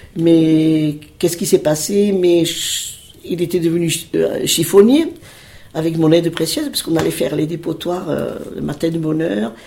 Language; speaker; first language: French; early bilingual, other home language; Spanish